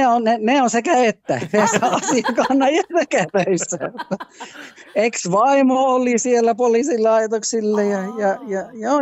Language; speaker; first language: Finnish; early bilingual, heritage; Finnish